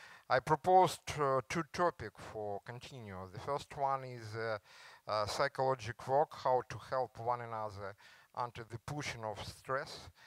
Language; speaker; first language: English; non-native, learner; Ukrainian